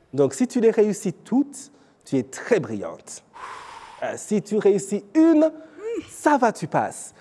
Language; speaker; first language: French; non-native, local second language; Kinyarwanda